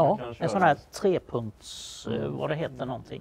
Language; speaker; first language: Swedish; native; Swedish